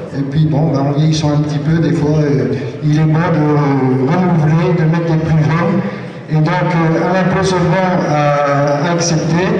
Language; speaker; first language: French; native; French